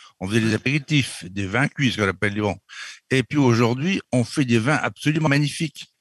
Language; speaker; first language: French; native; French